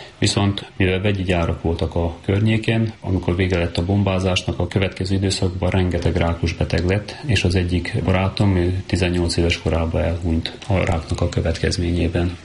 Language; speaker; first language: Hungarian; native; Hungarian